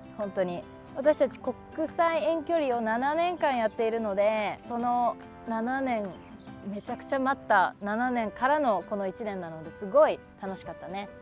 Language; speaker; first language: Japanese; native; Japanese